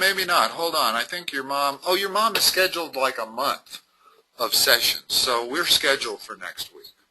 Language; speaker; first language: English; native; English